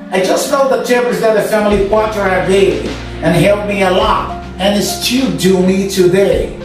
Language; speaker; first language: English; non-native, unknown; Portuguese